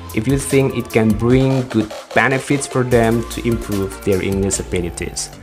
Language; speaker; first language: English; non-native, fluent; Indonesian